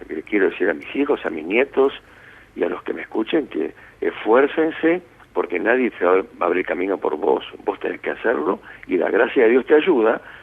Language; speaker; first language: Spanish; early bilingual, other home language; Italian